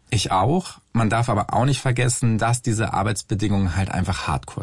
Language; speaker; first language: German; native; German